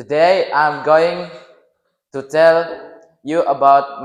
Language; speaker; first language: English; non-native, learner; Indonesian